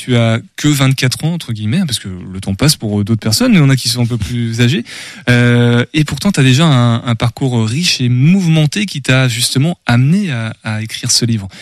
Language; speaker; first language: French; native; French